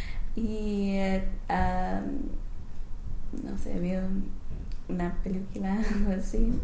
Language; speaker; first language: Spanish; non-native, learner; English